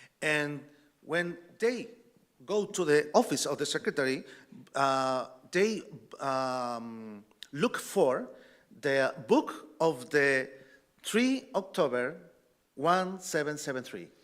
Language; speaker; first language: English; non-native, learner; Spanish